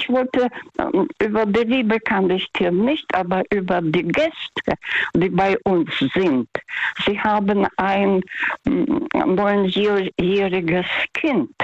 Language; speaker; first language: German; non-native, fluent; Russian